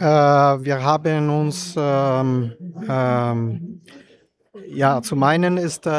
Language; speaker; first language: German; non-native, fluent; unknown